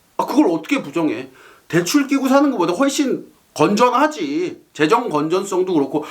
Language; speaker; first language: Korean; native; Korean